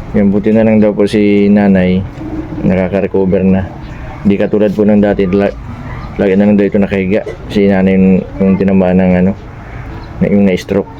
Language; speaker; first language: Filipino; native; Filipino